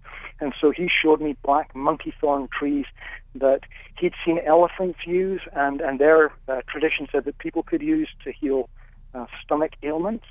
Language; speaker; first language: English; native; English